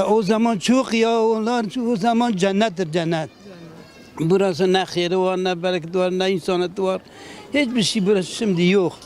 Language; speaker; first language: Turkish; non-native, local second language; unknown